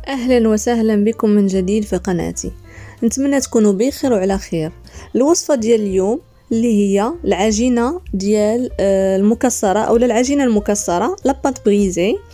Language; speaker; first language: Arabic; native; Arabic